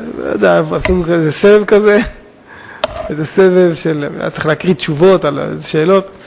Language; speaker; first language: Hebrew; native; Hebrew